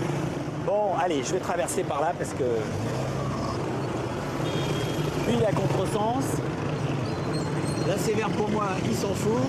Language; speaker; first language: French; native; French